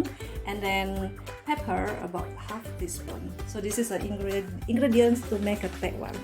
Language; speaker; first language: English; non-native, learner; Indonesian